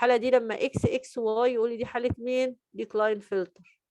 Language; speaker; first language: Arabic; native; Arabic